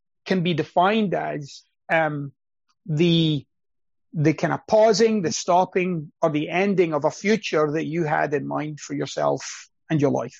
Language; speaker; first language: English; native; English